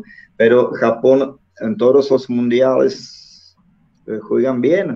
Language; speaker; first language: Spanish; non-native, fluent; Czech